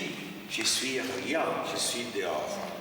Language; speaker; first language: French; non-native, fluent; Spanish